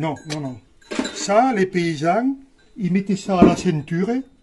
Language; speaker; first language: French; native; French